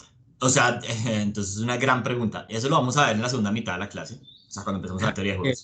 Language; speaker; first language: Spanish; native; Spanish